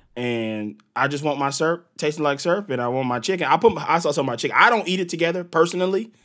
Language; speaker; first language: English; native; English